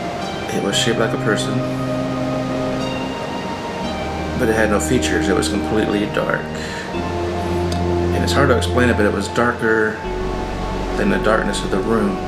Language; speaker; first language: English; native; English